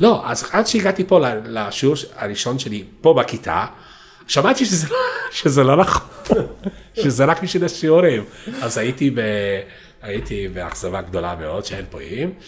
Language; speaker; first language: Hebrew; non-native, fluent; Italian